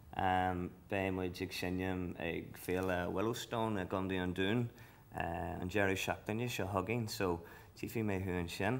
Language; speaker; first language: Irish; non-native, local second language; English